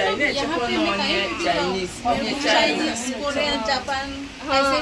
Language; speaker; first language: Hindi; non-native, local second language; Assamese